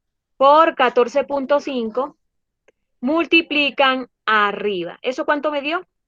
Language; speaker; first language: Spanish; native; Spanish